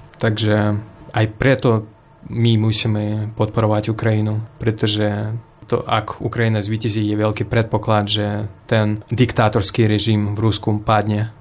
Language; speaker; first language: Slovak; non-native, fluent; Russian